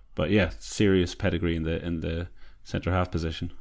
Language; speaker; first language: English; native; English